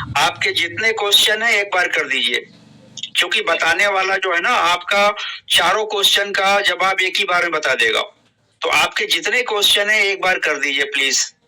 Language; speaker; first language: Hindi; native; Hindi